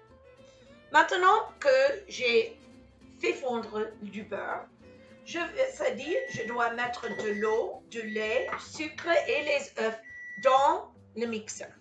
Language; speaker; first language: French; non-native, fluent; English